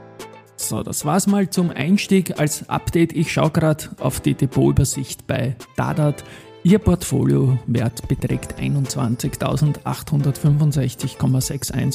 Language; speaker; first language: German; native; German